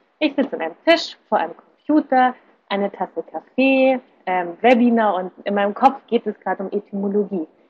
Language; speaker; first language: German; native; German